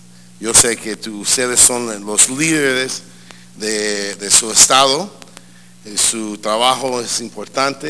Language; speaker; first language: Spanish; early bilingual, heritage; English